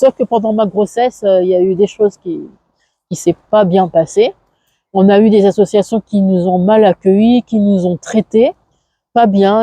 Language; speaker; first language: French; non-native, fluent; Arabic